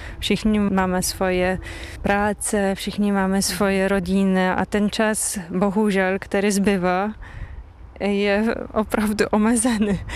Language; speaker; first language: Czech; non-native, fluent; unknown